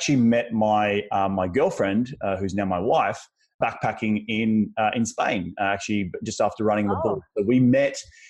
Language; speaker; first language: English; native; English